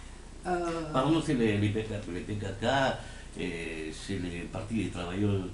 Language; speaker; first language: French; non-native, fluent; Spanish